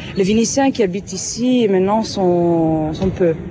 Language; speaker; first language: French; non-native, fluent; Italian